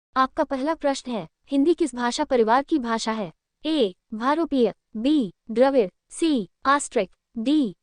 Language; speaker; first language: Hindi; native; Hindi